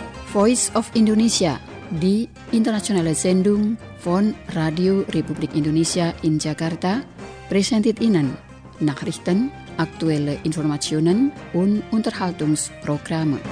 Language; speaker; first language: German; non-native, fluent; Indonesian